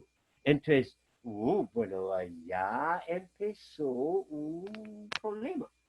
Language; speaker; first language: Spanish; non-native, fluent; German